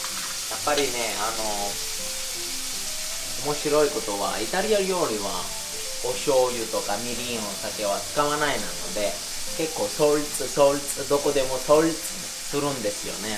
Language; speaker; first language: Japanese; non-native, fluent; Italian